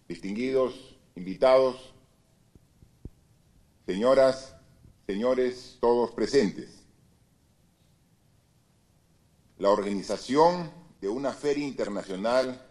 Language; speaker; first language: Spanish; native; Spanish